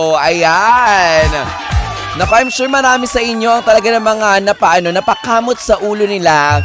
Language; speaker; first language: Filipino; native; Filipino